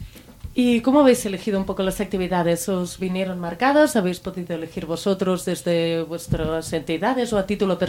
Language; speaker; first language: Spanish; non-native, local second language; Catalan